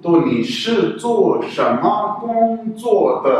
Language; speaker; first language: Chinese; non-native, fluent; Urdu